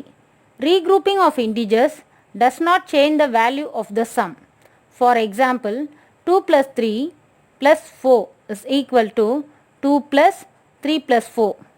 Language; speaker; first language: English; non-native, local second language; Tamil